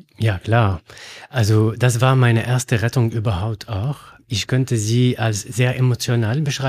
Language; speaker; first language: German; non-native, learner; Arabic